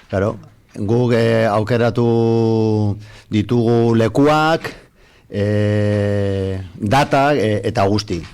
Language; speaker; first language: Basque; non-native, local second language; Spanish